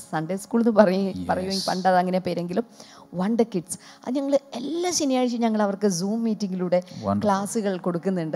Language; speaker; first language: Malayalam; native; Malayalam